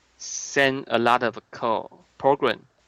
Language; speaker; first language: English; non-native, learner; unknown